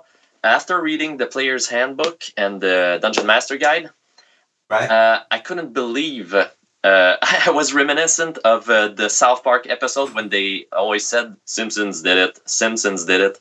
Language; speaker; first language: English; non-native, fluent; French